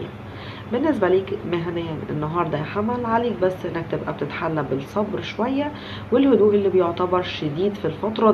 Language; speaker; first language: Arabic; native; Arabic